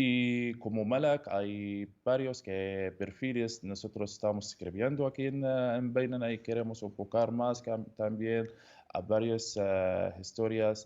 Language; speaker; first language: Spanish; non-native, learner; Arabic